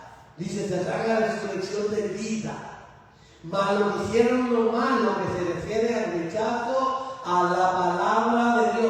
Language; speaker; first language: Spanish; native; Spanish